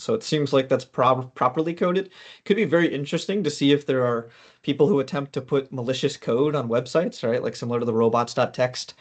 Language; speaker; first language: English; native; English